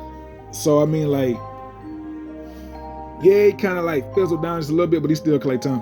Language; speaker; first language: English; native; English